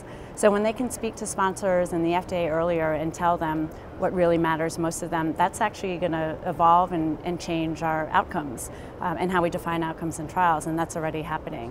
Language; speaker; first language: English; native; English